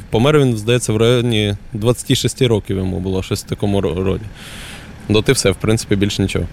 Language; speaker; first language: Ukrainian; native; Ukrainian